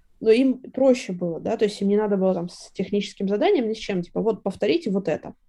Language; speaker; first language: Russian; native; Russian